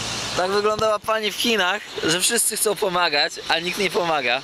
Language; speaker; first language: Polish; native; Polish